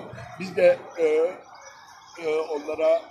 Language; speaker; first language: Turkish; early bilingual, heritage; Turkish